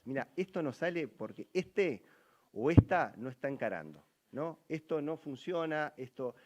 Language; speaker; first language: Spanish; native; Spanish